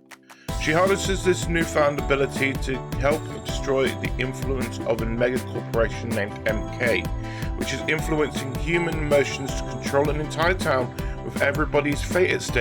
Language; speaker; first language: English; native; English